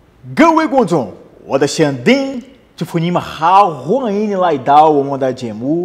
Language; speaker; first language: Chinese; non-native, learner; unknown